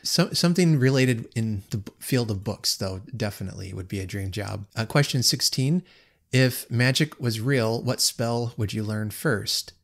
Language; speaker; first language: English; native; English